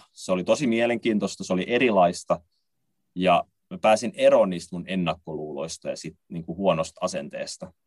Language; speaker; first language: Finnish; native; Finnish